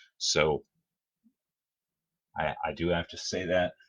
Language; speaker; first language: English; native; English